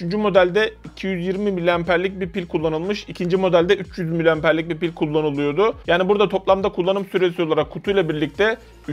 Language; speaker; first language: Turkish; native; Turkish